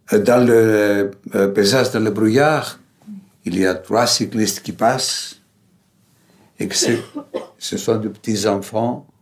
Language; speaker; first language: French; non-native, fluent; Greek